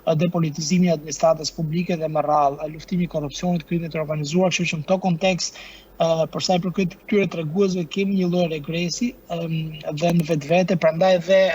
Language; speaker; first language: Albanian; native; Albanian